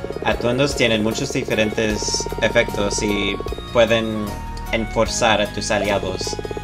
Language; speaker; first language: Spanish; non-native, learner; English